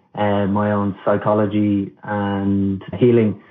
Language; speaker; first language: English; non-native, local second language; Irish